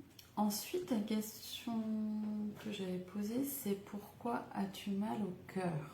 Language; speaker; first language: French; native; French